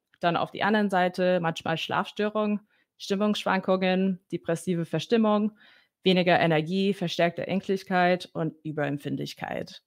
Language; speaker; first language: German; non-native, fluent; English